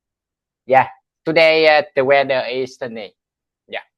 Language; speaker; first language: English; non-native, learner; Vietnamese